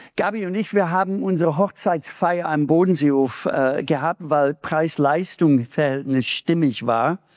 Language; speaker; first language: German; non-native, fluent; English